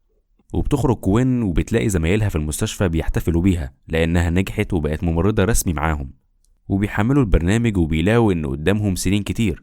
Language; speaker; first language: Arabic; native; Arabic